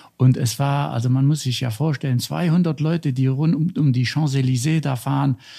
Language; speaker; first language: German; non-native, local second language; Luxembourgish